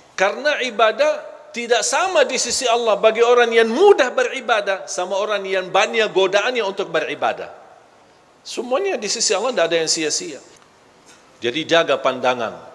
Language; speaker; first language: Malay; non-native, fluent; Arabic